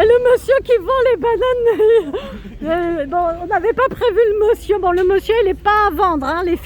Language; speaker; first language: French; native; French